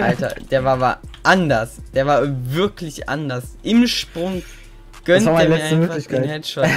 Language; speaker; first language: German; native; German